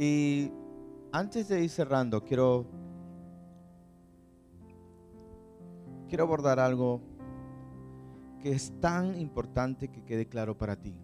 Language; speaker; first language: Spanish; native; Spanish